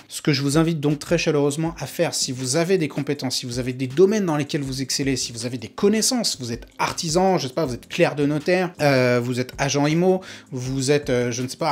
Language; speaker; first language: French; native; French